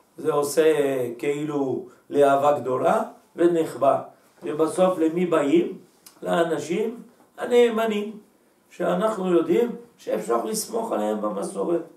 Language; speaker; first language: Hebrew; native; Hebrew